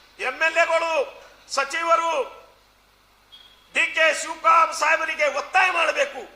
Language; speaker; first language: Kannada; non-native, local second language; Lambadi